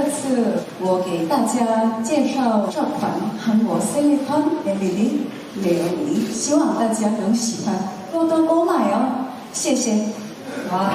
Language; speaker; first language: Chinese; non-native, learner; Korean